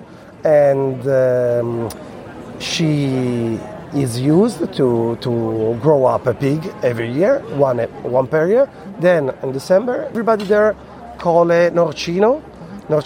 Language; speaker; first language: English; non-native, fluent; Italian